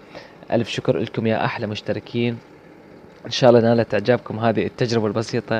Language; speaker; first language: Arabic; native; Arabic